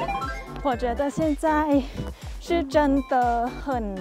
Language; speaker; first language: Chinese; non-native, learner; Thai